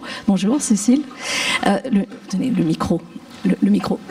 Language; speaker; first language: French; native; French